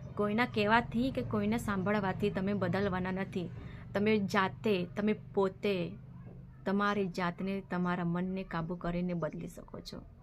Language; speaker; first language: Gujarati; non-native, local second language; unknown